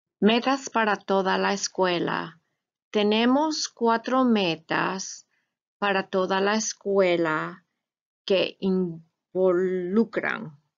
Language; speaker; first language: Spanish; non-native, fluent; English